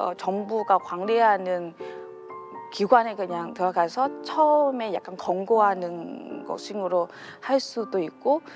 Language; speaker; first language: Korean; non-native, fluent; Vietnamese